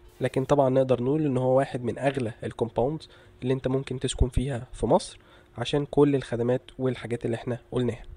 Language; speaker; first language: Arabic; native; Arabic